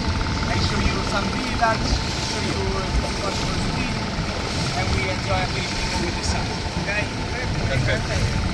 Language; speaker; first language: English; non-native, learner; Italian